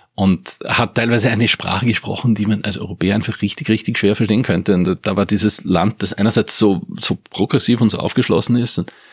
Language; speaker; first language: German; native; German